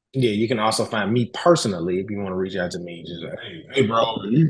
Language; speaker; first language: English; native; English